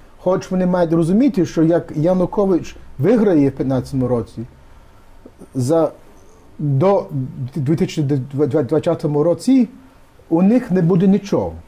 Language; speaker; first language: Ukrainian; early bilingual, heritage; Ukrainian